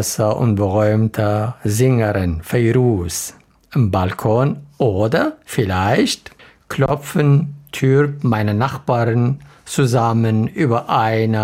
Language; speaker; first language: German; non-native, learner; Arabic